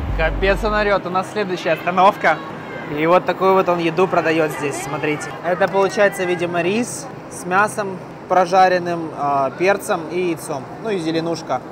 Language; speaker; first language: Russian; native; Russian